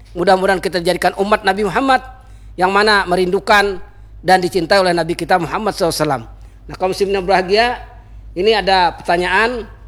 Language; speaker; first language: Malay; non-native, local second language; Banjar